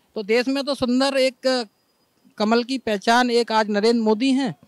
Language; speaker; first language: Hindi; native; Hindi